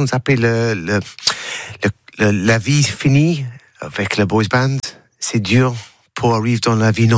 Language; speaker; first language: French; non-native, learner; English